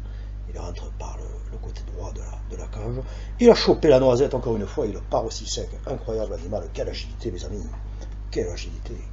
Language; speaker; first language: French; native; French